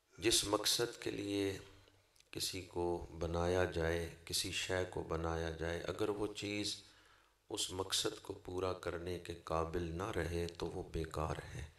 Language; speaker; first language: Urdu; non-native, local second language; Punjabi